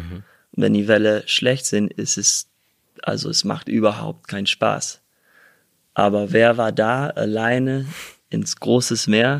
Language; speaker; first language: German; early bilingual, heritage; German